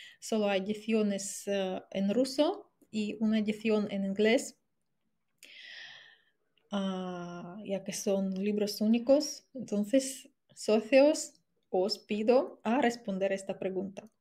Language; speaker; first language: Spanish; non-native, fluent; Russian